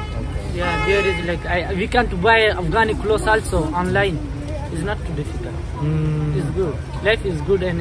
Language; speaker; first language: English; non-native, learner; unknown